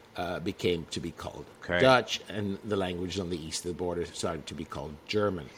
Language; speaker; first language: English; non-native, fluent; Dutch